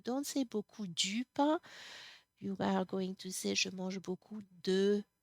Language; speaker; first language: French; non-native, fluent; English